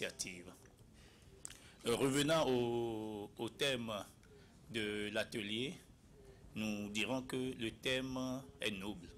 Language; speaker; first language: French; non-native, local second language; Ewe